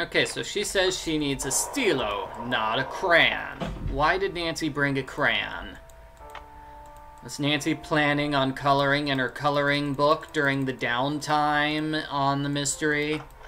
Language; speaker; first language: English; native; English